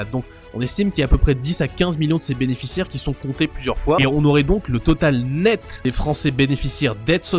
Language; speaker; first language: French; native; French